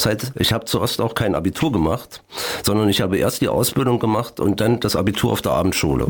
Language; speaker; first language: German; native; German